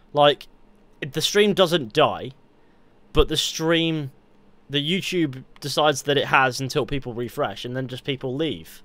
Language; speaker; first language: English; native; English